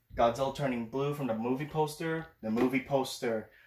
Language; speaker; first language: English; native; English